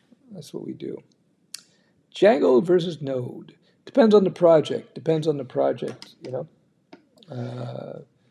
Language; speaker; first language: English; native; English